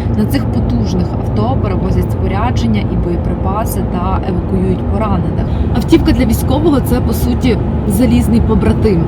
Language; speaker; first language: Ukrainian; native; Ukrainian